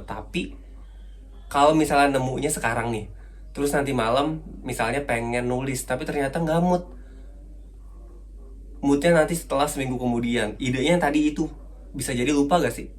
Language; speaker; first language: Indonesian; native; Indonesian